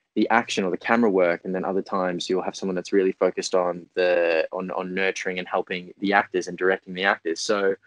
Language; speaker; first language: English; native; English